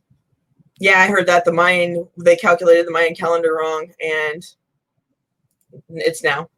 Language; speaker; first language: English; native; English